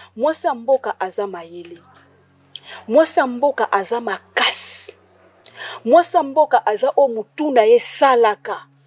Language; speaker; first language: Lingala; non-native, local second language; Kongo